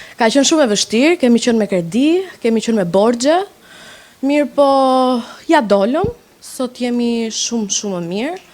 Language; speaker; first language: Albanian; early bilingual, heritage; Albanian